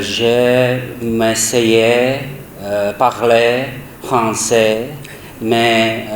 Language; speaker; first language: French; non-native, learner; Czech